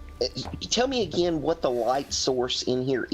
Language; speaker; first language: English; native; English